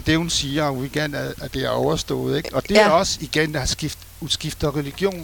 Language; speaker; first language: Danish; non-native, fluent; French